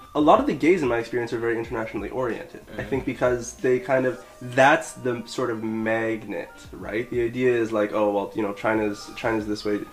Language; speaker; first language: English; native; English